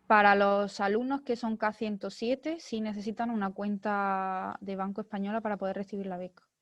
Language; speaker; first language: Spanish; native; Spanish